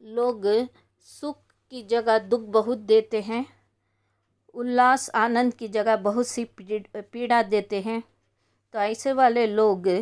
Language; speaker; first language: Hindi; non-native, local second language; Kannada